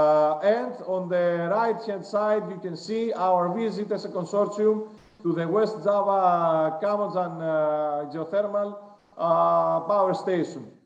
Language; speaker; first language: English; non-native, fluent; Greek